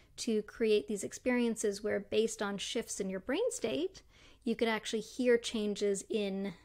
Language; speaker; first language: English; native; English